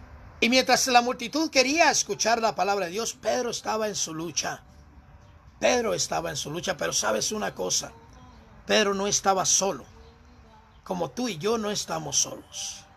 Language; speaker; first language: Spanish; native; Spanish